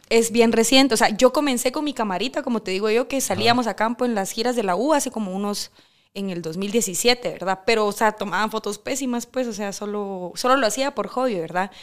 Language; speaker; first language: Spanish; native; Spanish